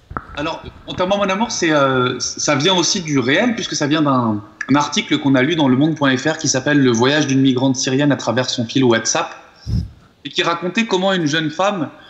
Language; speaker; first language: French; native; French